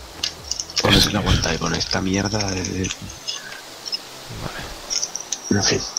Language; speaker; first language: Spanish; native; Spanish